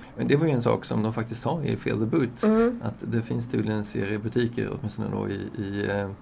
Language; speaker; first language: Swedish; native; Swedish